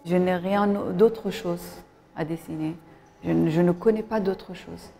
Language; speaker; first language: French; non-native, fluent; Persian